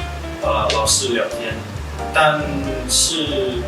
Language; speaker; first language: Chinese; non-native, learner; Russian